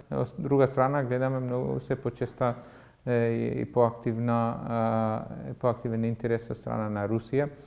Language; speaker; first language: Macedonian; non-native, local second language; Albanian